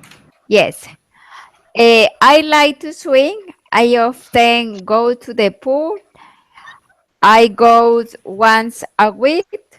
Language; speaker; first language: English; non-native, learner; Spanish